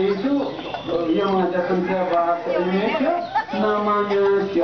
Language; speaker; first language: Indonesian; non-native, learner; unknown